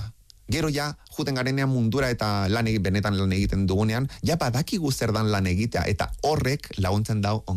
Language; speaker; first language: Basque; native; Basque